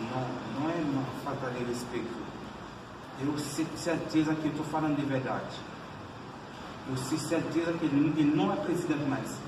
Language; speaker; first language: Portuguese; non-native, learner; Haitian Creole